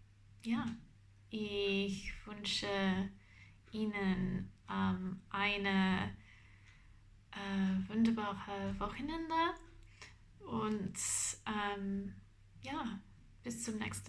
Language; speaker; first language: German; non-native, learner; English